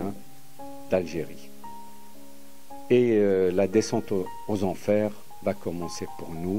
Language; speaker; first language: French; non-native, local second language; Arabic